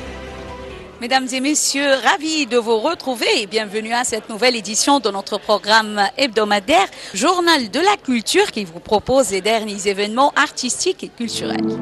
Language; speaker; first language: French; non-native, fluent; Arabic